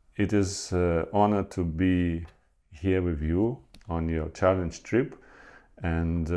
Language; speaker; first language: English; non-native, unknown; Lithuanian